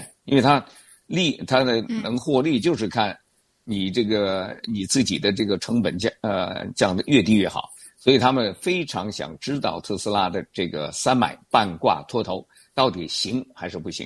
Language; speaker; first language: Chinese; native; Chinese